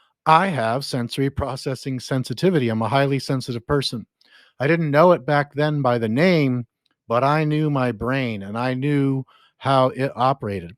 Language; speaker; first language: English; native; English